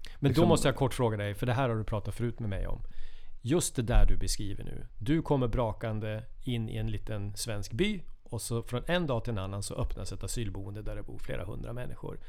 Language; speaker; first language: Swedish; native; Swedish